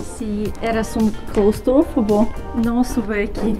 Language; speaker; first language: Spanish; non-native, fluent; Russian